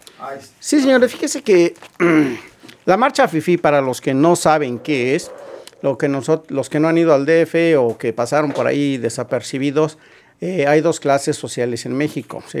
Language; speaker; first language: Spanish; native; Spanish